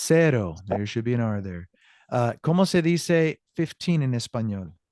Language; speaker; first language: Spanish; non-native, fluent; English